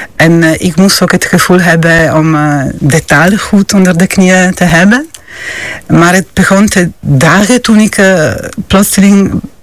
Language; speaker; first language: Dutch; non-native, fluent; Italian